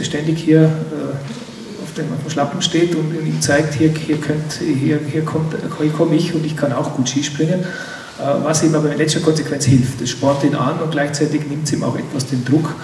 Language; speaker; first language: German; native; German